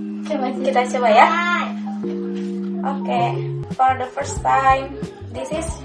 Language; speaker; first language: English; non-native, learner; Indonesian